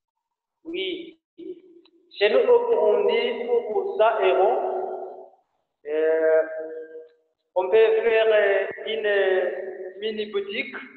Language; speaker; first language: French; non-native, learner; Rundi